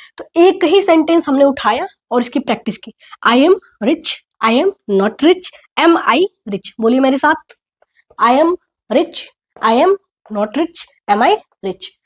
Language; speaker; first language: Hindi; native; Hindi